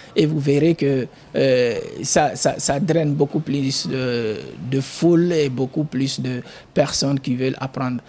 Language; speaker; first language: French; non-native, local second language; Fula